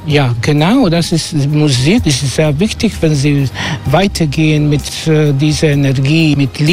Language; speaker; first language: German; non-native, learner; Croatian